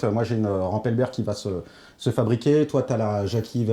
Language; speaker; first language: French; native; French